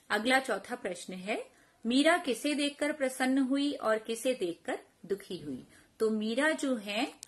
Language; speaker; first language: Hindi; non-native, local second language; Punjabi